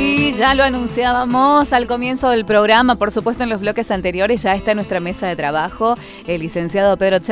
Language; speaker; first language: Spanish; native; Spanish